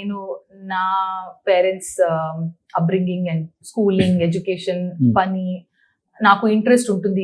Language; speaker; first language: Telugu; non-native, learner; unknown